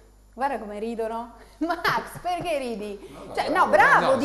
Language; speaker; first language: Italian; native; Italian